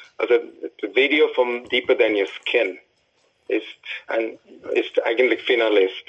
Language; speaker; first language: German; non-native, fluent; English